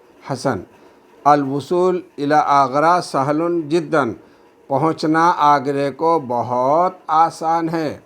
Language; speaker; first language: Urdu; native; Urdu